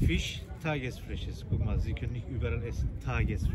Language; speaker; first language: German; non-native, learner; Turkish